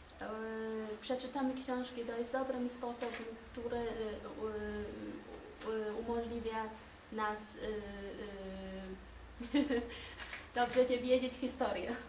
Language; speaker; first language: Polish; non-native, learner; Chinese